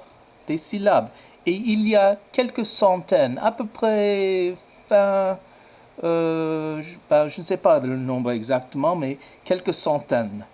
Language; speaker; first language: French; non-native, fluent; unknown